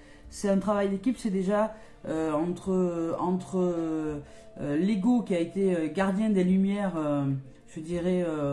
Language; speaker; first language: French; native; French